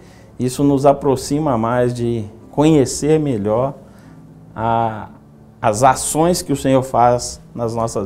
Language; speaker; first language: Portuguese; native; Portuguese